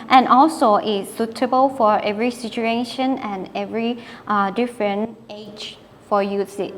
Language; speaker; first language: English; non-native, learner; Thai